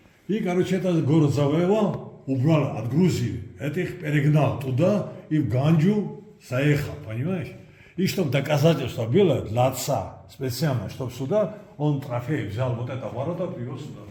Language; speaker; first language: Russian; non-native, fluent; Georgian